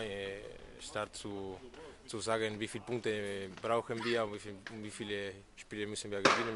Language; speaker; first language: German; non-native, fluent; Spanish